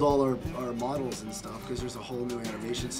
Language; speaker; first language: English; native; English